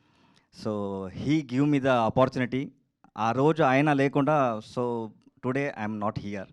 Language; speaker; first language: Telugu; non-native, learner; Kannada